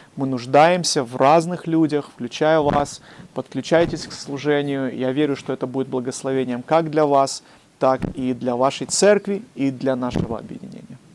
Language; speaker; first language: Russian; native; Russian